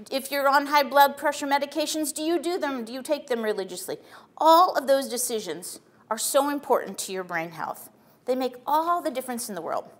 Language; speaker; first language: English; native; English